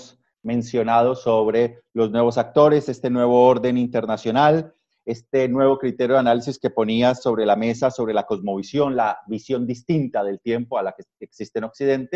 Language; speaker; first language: Spanish; native; Spanish